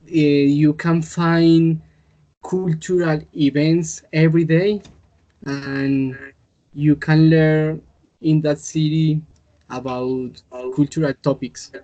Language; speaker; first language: English; non-native, learner; Spanish